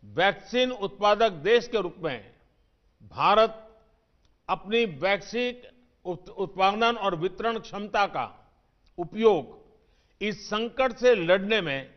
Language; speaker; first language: Hindi; non-native, local second language; Gujarati